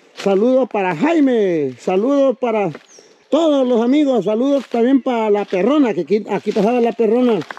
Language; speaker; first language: Spanish; native; Spanish